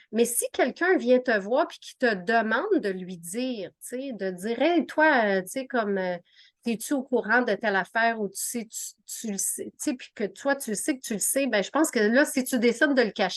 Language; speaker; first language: French; native; French